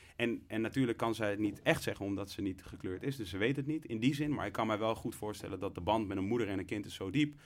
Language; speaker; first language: Dutch; native; Dutch